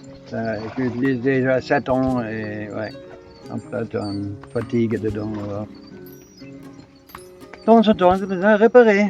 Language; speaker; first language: French; non-native, learner; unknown